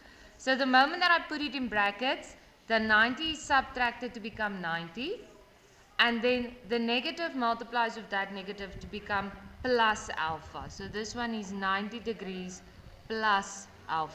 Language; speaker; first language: English; non-native, local second language; Afrikaans